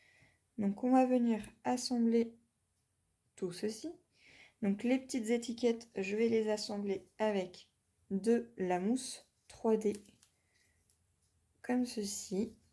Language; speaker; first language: French; native; French